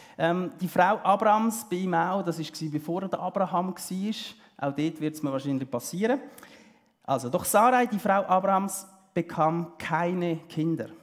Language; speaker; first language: German; early bilingual, heritage; German